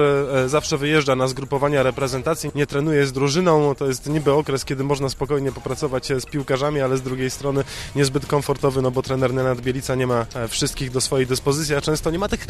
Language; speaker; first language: Polish; native; Polish